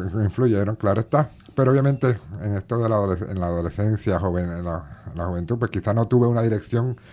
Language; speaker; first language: Spanish; native; Spanish